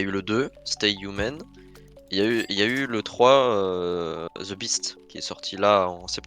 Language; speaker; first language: French; native; French